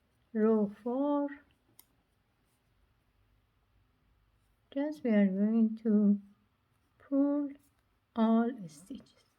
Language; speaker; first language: English; non-native, learner; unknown